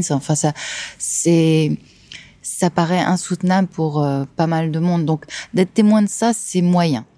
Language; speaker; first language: French; native; French